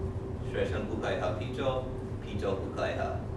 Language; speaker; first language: Chinese; non-native, fluent; English